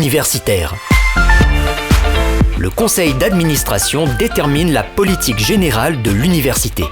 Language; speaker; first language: French; native; French